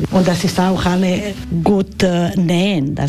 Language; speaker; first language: German; non-native, learner; Croatian